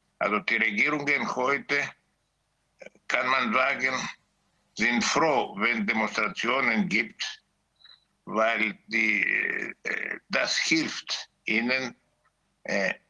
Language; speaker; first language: German; non-native, learner; Greek